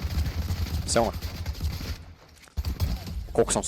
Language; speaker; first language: Bulgarian; native; Bulgarian